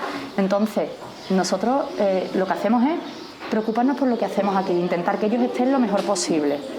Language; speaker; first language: Spanish; native; Spanish